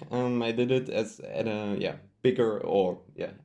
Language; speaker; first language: English; non-native, fluent; German